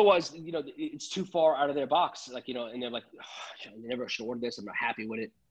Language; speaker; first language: English; early bilingual, other home language; Italian